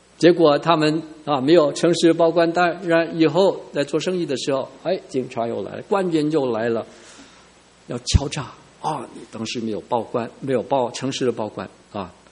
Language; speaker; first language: Chinese; non-native, local second language; Cantonese